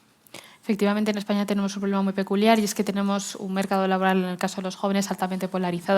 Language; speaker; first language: Spanish; native; Spanish